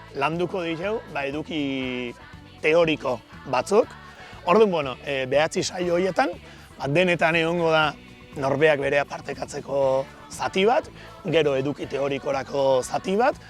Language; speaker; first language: Basque; native; Basque